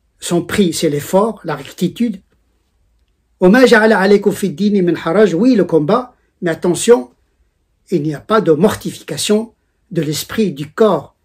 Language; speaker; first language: French; non-native, local second language; Arabic